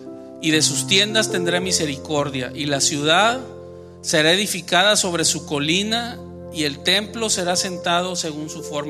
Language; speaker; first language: Spanish; native; Spanish